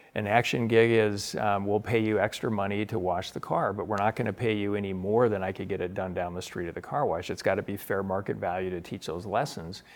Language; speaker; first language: English; native; English